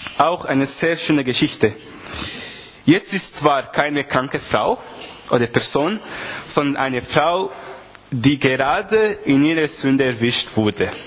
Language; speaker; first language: German; non-native, fluent; Portuguese